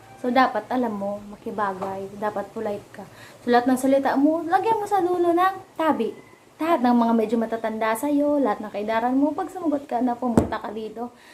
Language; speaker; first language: Filipino; non-native, local second language; Bikol